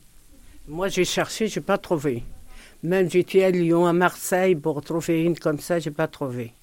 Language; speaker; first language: French; non-native, learner; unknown